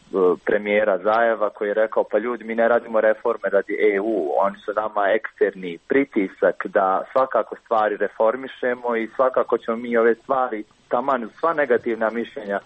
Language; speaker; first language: Croatian; native; Croatian